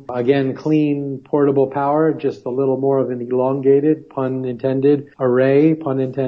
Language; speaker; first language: English; native; English